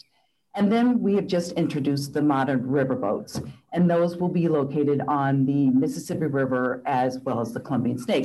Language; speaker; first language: English; native; English